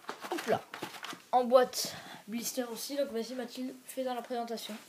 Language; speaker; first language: French; native; French